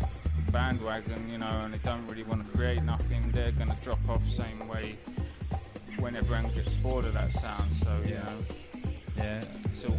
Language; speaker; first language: English; native; English